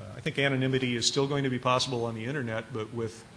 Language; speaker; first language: English; native; English